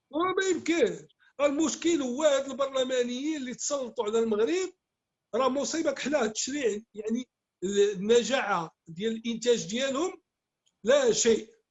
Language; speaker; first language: Arabic; native; Arabic